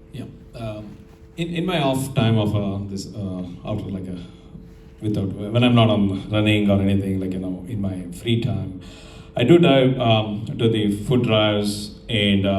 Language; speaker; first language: English; non-native, local second language; Telugu